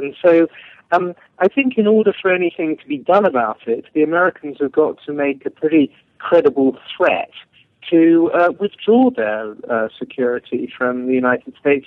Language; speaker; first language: English; native; English